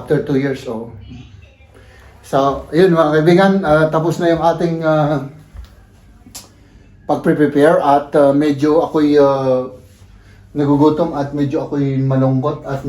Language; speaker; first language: Filipino; native; Filipino